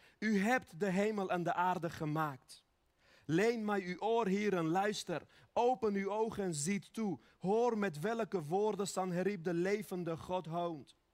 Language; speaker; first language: Dutch; early bilingual, other home language; Armenian